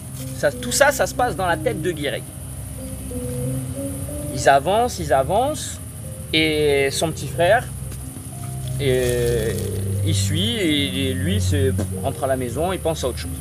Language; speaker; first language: French; native; French